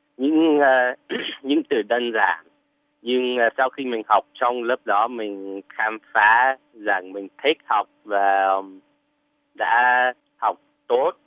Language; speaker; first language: Vietnamese; non-native, fluent; English